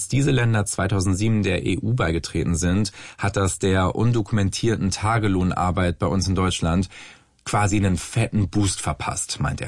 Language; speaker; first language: German; native; German